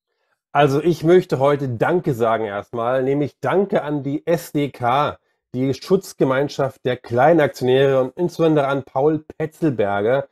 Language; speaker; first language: German; native; German